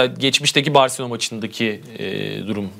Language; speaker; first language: Turkish; native; Turkish